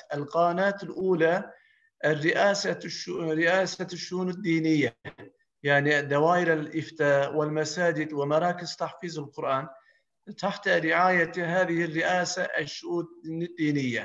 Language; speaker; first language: Arabic; non-native, fluent; Turkish